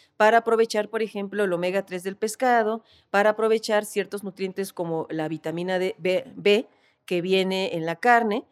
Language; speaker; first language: Spanish; native; Spanish